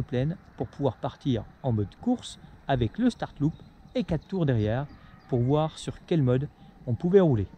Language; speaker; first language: French; native; French